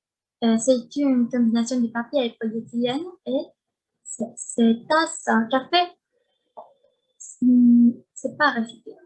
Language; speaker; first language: French; non-native, learner; Spanish